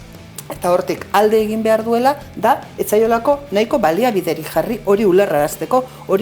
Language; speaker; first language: Basque; native; Basque